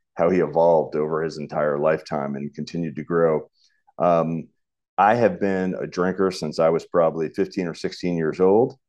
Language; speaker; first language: English; native; English